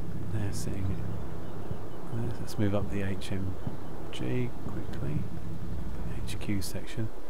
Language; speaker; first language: English; native; English